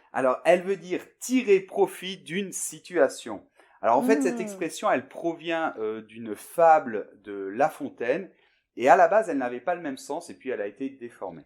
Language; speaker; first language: French; native; French